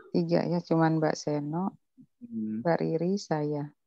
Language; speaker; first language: Indonesian; native; Indonesian